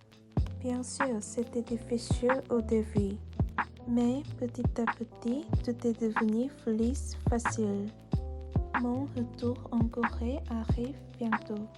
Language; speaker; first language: French; non-native, learner; Korean